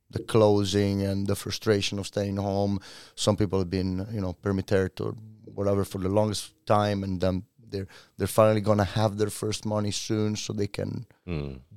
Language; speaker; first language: English; non-native, fluent; Italian